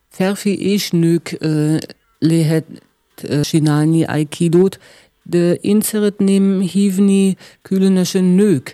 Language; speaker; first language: Hungarian; non-native, learner; German